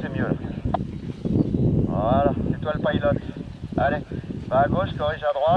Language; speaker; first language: French; native; French